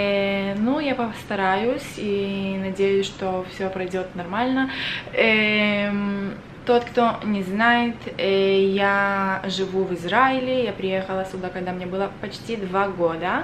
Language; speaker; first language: Russian; early bilingual, other home language; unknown